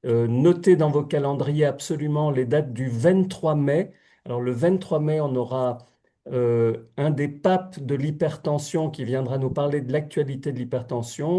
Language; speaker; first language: French; native; French